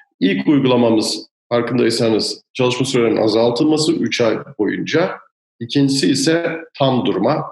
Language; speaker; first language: Turkish; native; Turkish